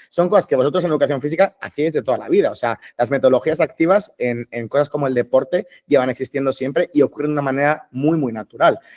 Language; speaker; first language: Spanish; native; Spanish